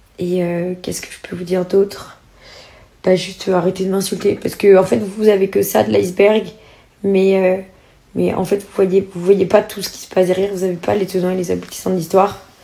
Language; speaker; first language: French; native; French